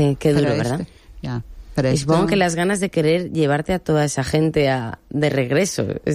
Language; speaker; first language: Spanish; native; Spanish